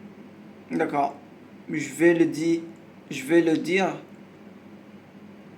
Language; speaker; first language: French; non-native, learner; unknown